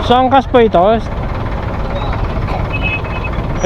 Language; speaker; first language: Filipino; native; Filipino